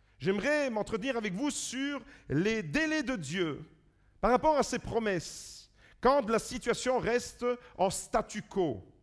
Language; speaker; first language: French; early bilingual, other home language; Italian